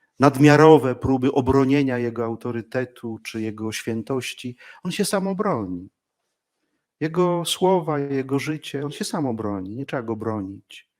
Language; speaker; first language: Polish; native; Polish